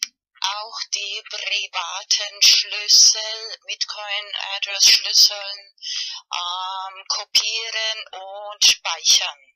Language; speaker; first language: German; non-native, fluent; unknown